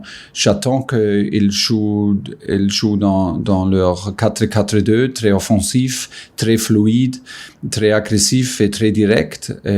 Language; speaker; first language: French; non-native, fluent; German